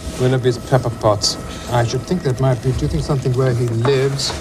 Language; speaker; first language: English; native; English